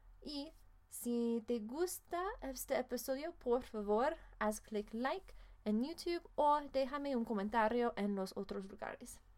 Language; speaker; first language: Spanish; non-native, fluent; English